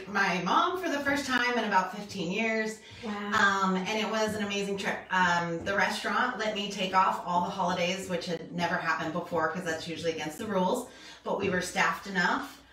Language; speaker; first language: English; native; English